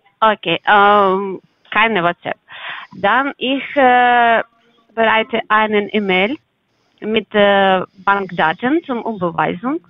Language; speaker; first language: German; non-native, learner; Russian